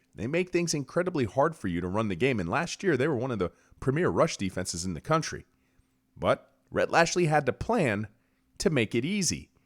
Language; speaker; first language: English; native; English